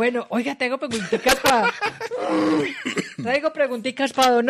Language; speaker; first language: Spanish; native; Spanish